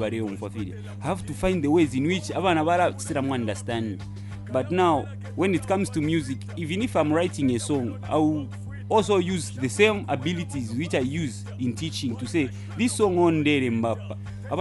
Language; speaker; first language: English; non-native, local second language; Bemba